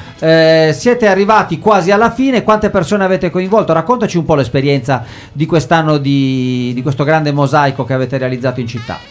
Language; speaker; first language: Italian; native; Italian